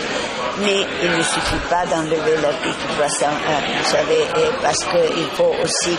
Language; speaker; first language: French; non-native, fluent; Italian